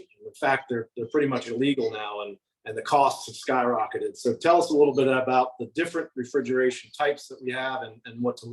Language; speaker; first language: English; native; English